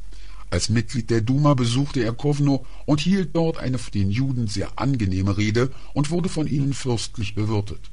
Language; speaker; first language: German; native; German